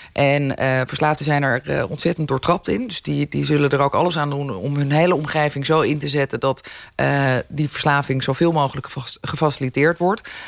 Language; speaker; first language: Dutch; native; Dutch